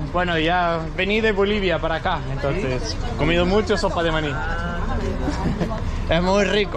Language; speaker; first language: Spanish; non-native, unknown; Danish